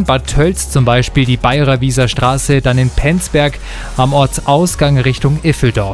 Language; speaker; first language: German; native; German